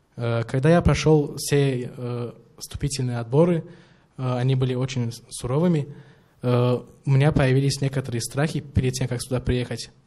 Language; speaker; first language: Russian; non-native, local second language; Tajik